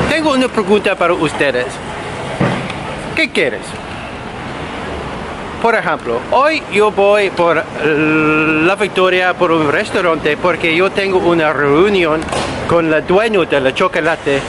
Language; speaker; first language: Spanish; non-native, learner; English